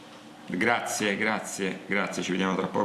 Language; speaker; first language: Italian; native; Italian